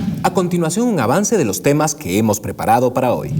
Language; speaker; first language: Spanish; native; Spanish